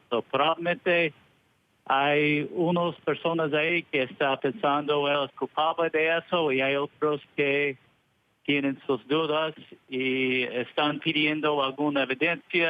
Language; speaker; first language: Spanish; non-native, fluent; English